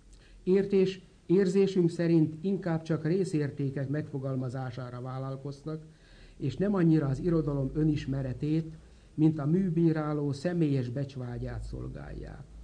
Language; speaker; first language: Hungarian; native; Hungarian